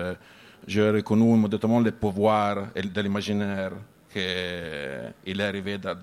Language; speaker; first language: French; non-native, learner; Italian